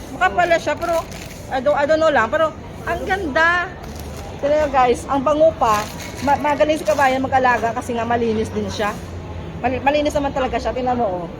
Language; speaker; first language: Filipino; non-native, local second language; Cebuano